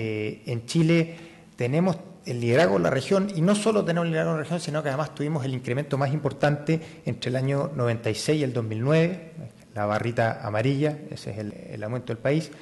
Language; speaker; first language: Spanish; native; Spanish